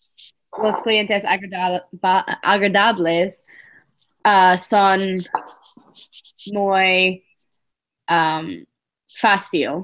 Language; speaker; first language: Spanish; non-native, learner; English